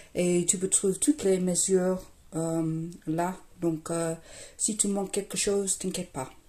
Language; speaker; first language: French; non-native, learner; English